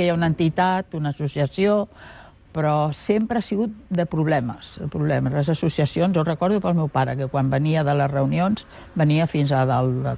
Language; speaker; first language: Catalan; native; Catalan